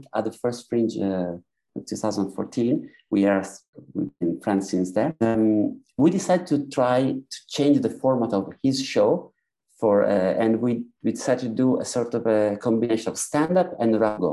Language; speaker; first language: English; non-native, fluent; Italian